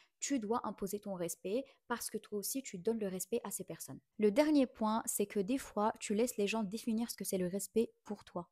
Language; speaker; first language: French; non-native, local second language; Arabic